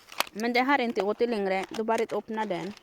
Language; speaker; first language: Swedish; non-native, learner; Filipino